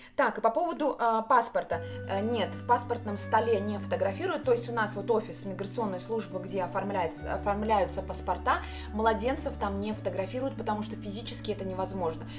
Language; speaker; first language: Russian; native; Russian